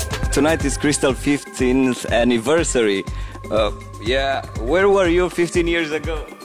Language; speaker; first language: English; non-native, fluent; Romanian